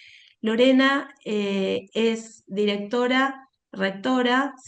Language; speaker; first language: Spanish; native; Spanish